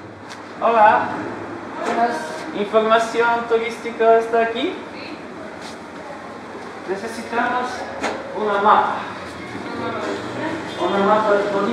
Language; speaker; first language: Spanish; non-native, learner; Polish